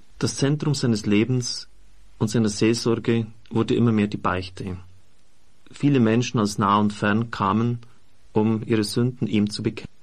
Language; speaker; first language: German; native; German